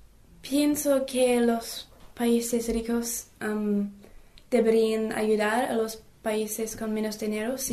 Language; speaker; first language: Spanish; non-native, learner; English